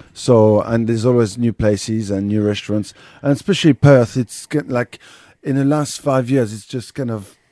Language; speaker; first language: English; non-native, fluent; French